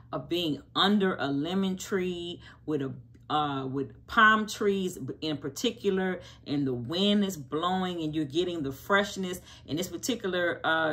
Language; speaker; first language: English; native; English